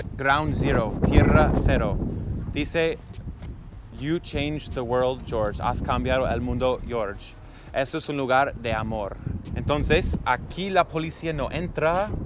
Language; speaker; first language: Spanish; non-native, fluent; English